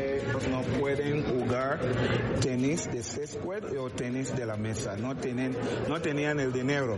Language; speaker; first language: Spanish; non-native, learner; English